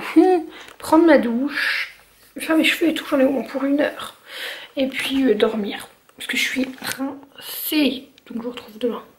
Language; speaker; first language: French; native; French